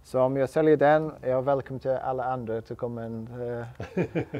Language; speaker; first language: Swedish; non-native, learner; English